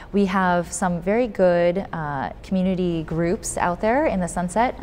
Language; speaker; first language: English; native; English